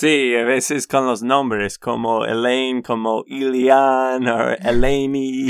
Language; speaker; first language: Spanish; non-native, learner; English